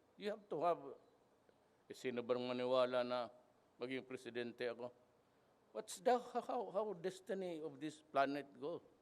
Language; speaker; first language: Filipino; non-native, local second language; Cebuano